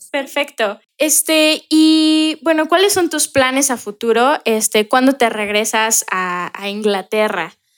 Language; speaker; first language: Spanish; native; Spanish